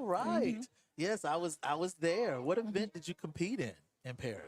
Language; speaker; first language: English; native; English